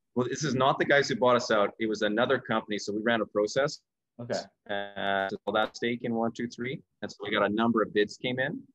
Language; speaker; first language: English; native; English